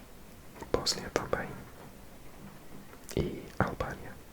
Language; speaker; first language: Portuguese; non-native, learner; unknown